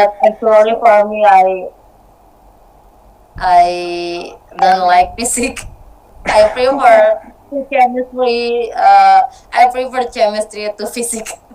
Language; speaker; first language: English; non-native, learner; Indonesian